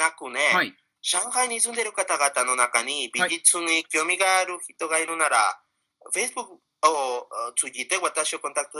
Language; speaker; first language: Japanese; non-native, fluent; Spanish